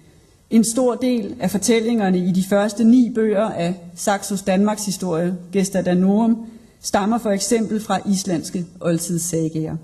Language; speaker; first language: Danish; native; Danish